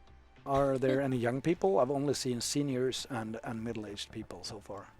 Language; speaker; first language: English; non-native, fluent; Swedish